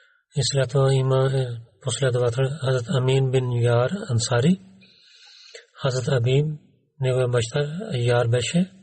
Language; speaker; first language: Bulgarian; non-native, learner; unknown